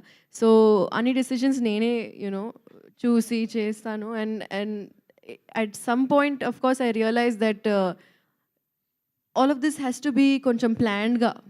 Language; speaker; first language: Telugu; non-native, local second language; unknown